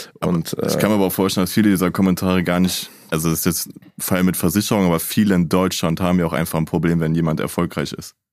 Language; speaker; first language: German; native; German